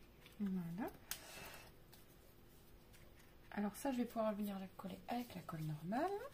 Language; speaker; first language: French; native; French